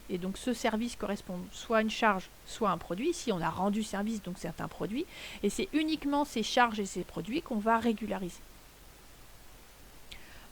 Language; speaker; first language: French; native; French